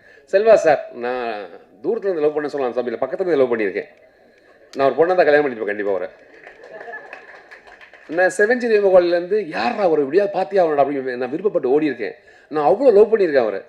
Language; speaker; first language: Tamil; native; Tamil